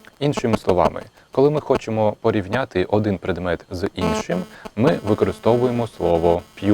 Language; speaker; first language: Ukrainian; non-native, fluent; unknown